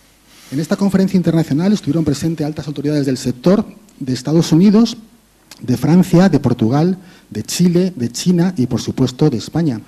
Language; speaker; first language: Spanish; native; Spanish